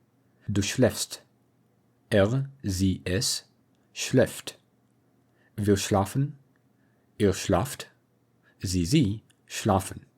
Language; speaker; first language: German; non-native, fluent; English